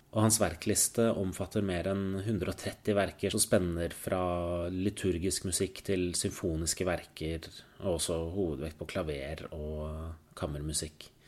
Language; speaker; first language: Norwegian; native; Norwegian